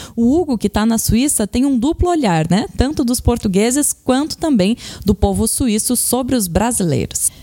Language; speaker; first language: Portuguese; native; Portuguese